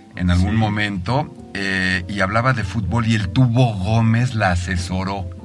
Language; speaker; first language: Spanish; native; Spanish